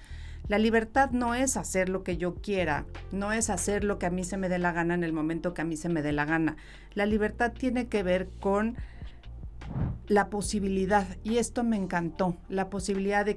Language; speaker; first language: Spanish; native; Spanish